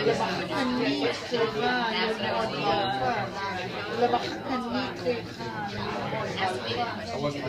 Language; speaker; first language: Hebrew; non-native, learner; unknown